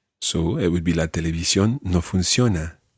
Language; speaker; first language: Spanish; non-native, fluent; English